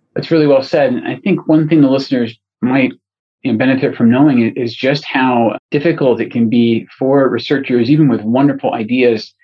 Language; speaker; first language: English; native; English